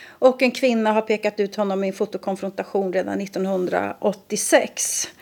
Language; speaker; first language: Swedish; native; Swedish